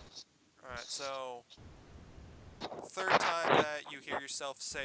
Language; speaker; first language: English; native; English